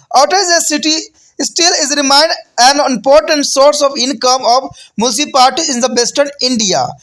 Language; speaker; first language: English; non-native, local second language; Hindi